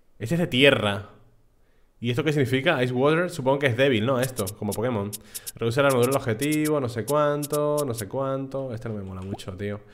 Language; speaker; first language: Spanish; native; Spanish